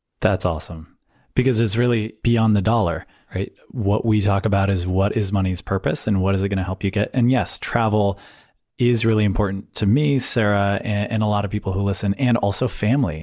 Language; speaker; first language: English; native; English